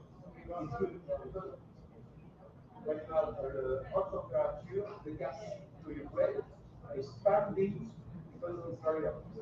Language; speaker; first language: English; non-native, learner; French